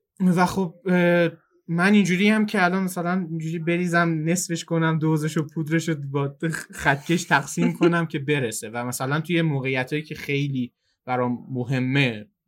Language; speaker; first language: Persian; native; Persian